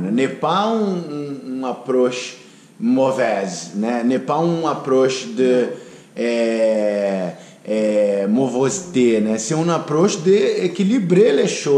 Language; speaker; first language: French; non-native, fluent; Portuguese